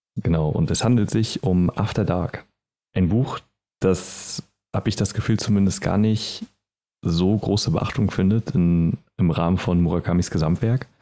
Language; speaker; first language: German; native; German